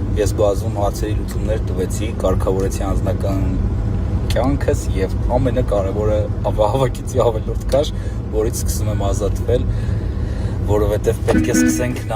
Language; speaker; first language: Armenian; native; Armenian